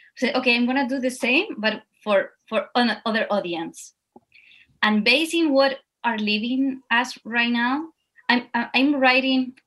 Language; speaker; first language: English; non-native, fluent; Spanish